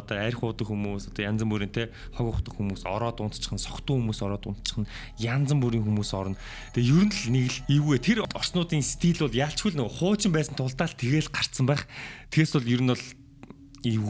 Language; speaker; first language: Mongolian; native; Mongolian